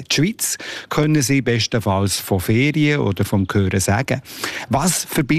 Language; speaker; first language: German; native; German